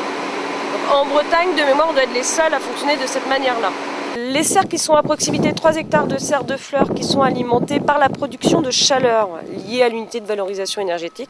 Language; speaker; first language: French; native; French